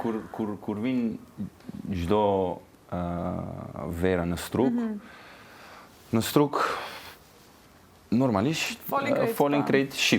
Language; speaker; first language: Albanian; non-native, learner; Turkish